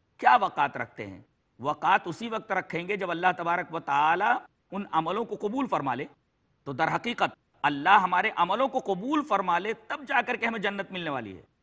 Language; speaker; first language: Urdu; native; Urdu